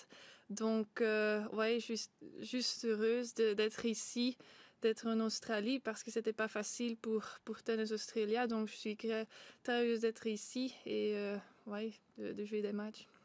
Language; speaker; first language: French; non-native, local second language; Dutch